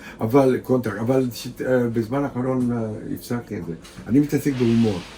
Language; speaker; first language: Hebrew; non-native, fluent; Romanian